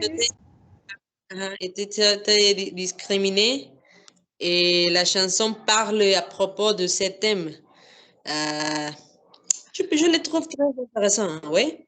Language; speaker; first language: French; non-native, fluent; Spanish